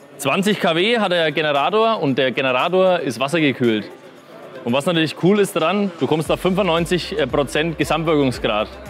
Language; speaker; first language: German; native; German